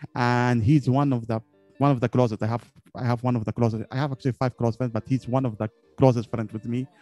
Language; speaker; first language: English; non-native, learner; Arabic